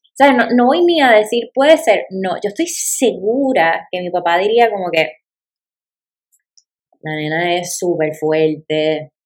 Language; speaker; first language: Spanish; native; Spanish